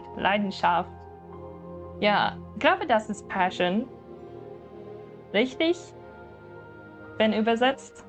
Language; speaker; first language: German; non-native, learner; English